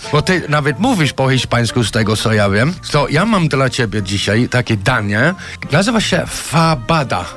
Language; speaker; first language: Polish; non-native, fluent; English